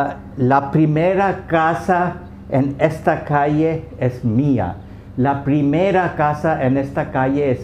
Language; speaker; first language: Spanish; non-native, fluent; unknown